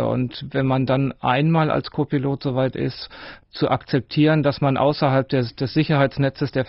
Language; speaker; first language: German; native; German